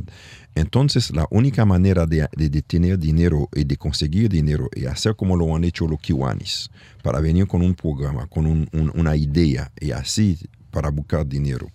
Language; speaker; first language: Spanish; non-native, learner; French